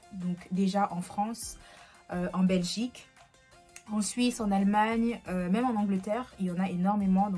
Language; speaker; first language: French; early bilingual, other home language; Lingala